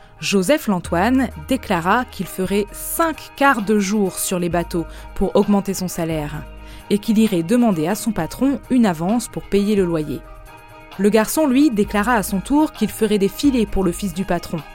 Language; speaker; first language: French; native; French